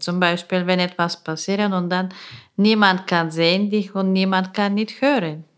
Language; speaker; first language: German; non-native, learner; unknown